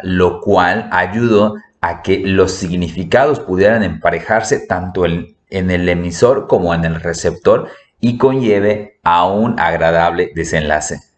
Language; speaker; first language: Spanish; native; Spanish